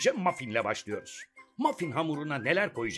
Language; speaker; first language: Turkish; native; Turkish